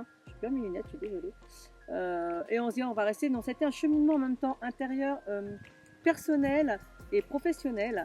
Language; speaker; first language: French; native; French